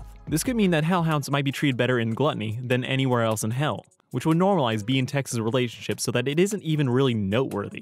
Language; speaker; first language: English; native; English